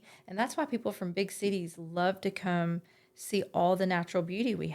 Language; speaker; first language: English; native; English